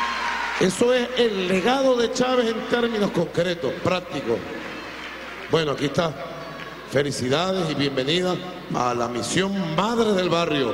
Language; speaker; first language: Spanish; native; Spanish